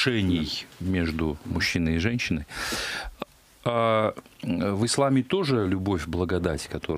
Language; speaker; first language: Russian; native; Russian